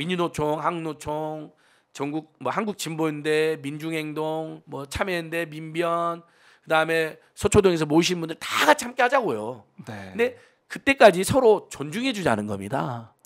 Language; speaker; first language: Korean; native; Korean